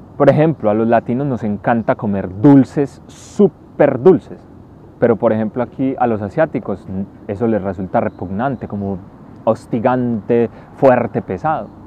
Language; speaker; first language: Spanish; native; Spanish